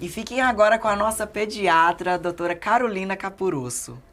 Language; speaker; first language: Portuguese; native; Portuguese